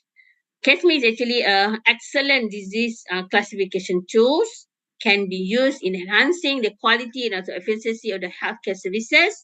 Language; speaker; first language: English; non-native, local second language; Malay